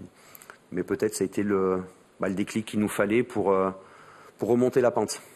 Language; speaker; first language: French; native; French